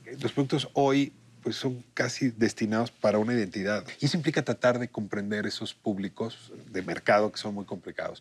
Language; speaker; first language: Spanish; native; Spanish